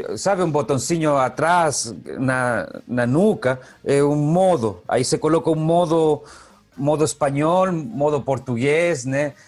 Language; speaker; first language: Portuguese; non-native, fluent; Spanish